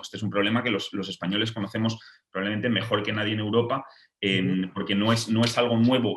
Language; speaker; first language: Spanish; native; Spanish